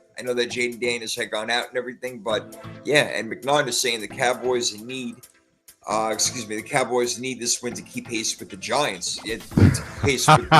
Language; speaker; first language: English; native; English